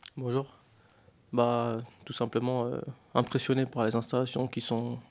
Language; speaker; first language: French; native; French